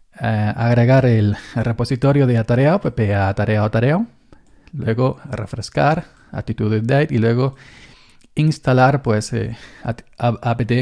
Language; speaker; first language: Spanish; native; Spanish